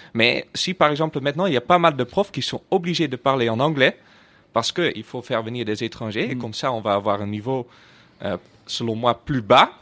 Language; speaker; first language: French; non-native, fluent; Dutch